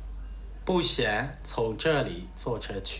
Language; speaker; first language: Chinese; non-native, fluent; Burmese